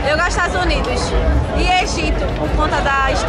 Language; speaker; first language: Portuguese; native; Portuguese